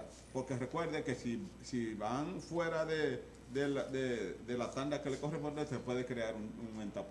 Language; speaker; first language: Spanish; native; Spanish